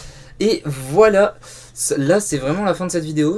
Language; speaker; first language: French; native; French